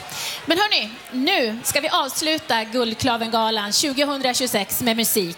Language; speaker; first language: Swedish; native; Swedish